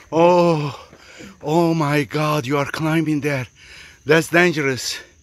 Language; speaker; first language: English; non-native, fluent; Turkish